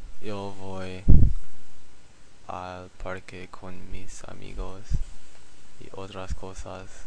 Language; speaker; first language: Spanish; non-native, learner; English